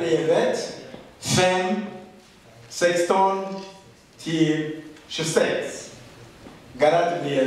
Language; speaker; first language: Swedish; non-native, fluent; Rundi